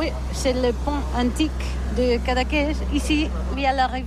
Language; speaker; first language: French; non-native, learner; Catalan